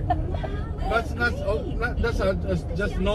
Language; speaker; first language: English; non-native, local second language; Malay